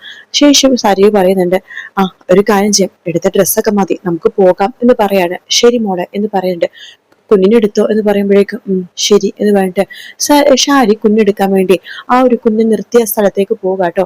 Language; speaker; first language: Malayalam; native; Malayalam